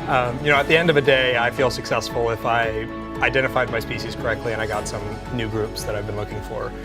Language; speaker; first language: English; native; English